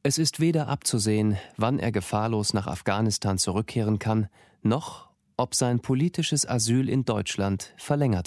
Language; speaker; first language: German; native; German